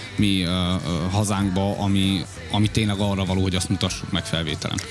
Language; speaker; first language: Hungarian; native; Hungarian